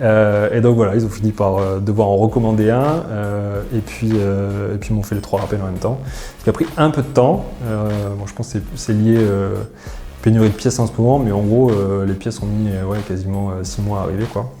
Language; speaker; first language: French; native; French